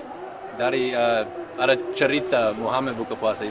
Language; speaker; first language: Indonesian; non-native, learner; English